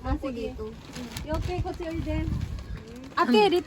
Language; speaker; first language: Filipino; non-native, local second language; Cebuano